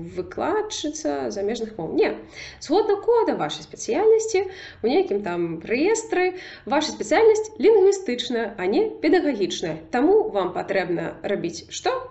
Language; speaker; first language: Belarusian; non-native, local second language; Russian